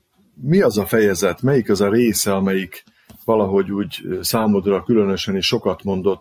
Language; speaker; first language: Hungarian; native; Hungarian